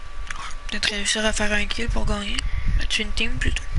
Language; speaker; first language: French; native; French